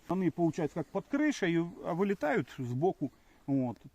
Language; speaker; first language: Russian; non-native, local second language; Ukrainian